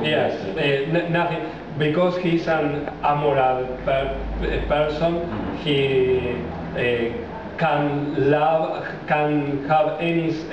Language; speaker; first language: English; non-native, learner; Spanish